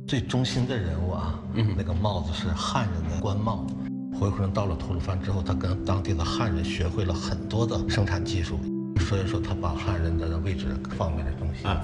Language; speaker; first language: Chinese; native; Chinese